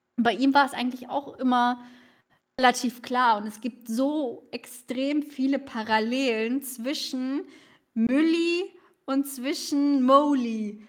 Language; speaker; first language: German; early bilingual, other home language; Russian